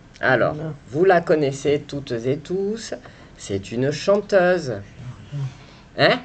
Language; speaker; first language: French; native; French